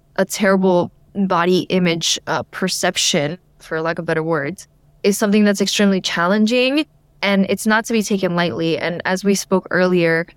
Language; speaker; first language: English; native; English